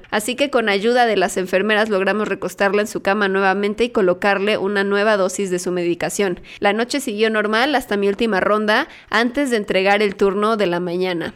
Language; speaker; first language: Spanish; native; Spanish